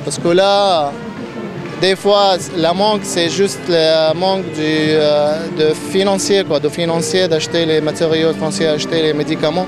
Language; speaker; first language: French; non-native, fluent; Arabic